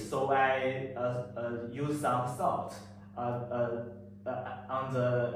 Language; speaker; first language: English; non-native, learner; Chinese